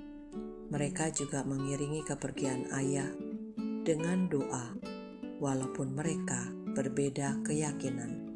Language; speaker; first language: Indonesian; native; Indonesian